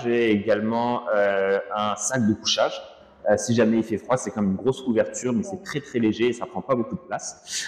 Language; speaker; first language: French; native; French